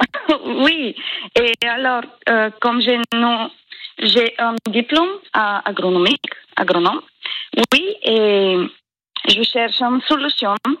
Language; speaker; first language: French; non-native, learner; Bulgarian